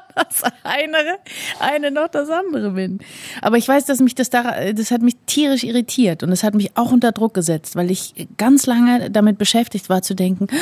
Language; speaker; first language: German; native; German